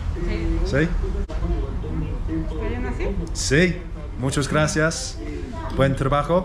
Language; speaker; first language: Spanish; non-native, learner; English